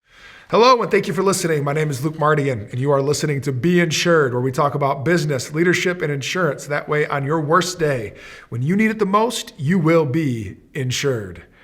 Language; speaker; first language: English; native; English